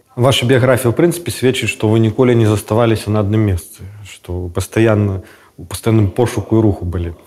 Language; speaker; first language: Russian; non-native, local second language; Belarusian